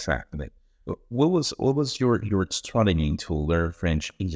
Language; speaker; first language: English; non-native, fluent; Spanish